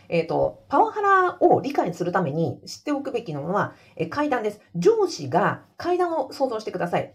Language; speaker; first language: Japanese; native; Japanese